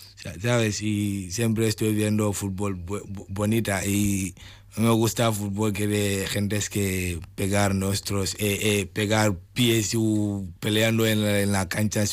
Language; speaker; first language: Spanish; non-native, learner; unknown